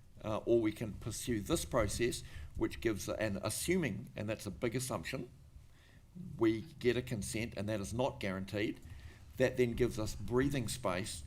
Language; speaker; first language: English; native; English